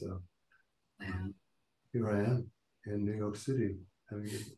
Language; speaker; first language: English; native; English